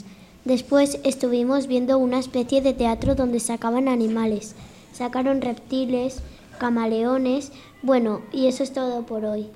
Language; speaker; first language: Spanish; native; Spanish